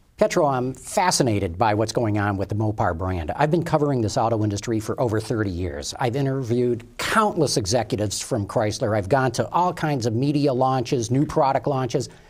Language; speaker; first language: English; native; English